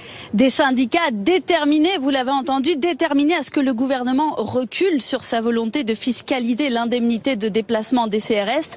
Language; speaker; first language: French; native; French